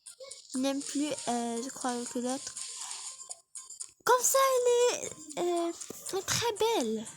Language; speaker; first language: French; non-native, learner; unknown